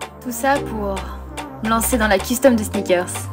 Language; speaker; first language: French; native; French